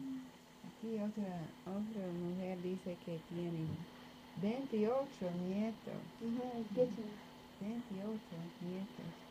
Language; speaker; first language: Spanish; non-native, learner; English